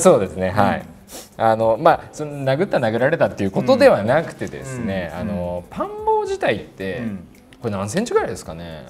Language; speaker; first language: Japanese; native; Japanese